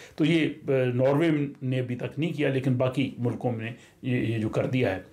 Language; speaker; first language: Urdu; non-native, local second language; Punjabi